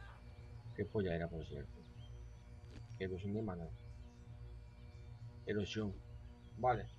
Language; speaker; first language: Spanish; native; Spanish